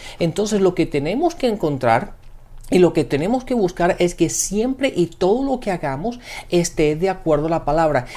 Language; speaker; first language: Spanish; early bilingual, heritage; Spanish